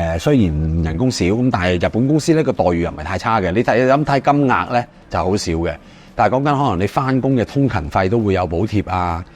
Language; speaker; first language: Cantonese; native; Cantonese